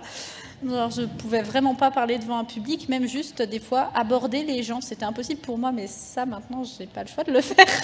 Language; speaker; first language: French; native; French